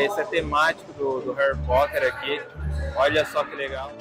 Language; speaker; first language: Portuguese; native; Portuguese